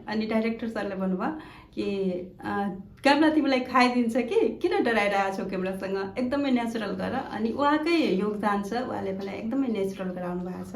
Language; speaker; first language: Nepali; non-native, local second language; Maithili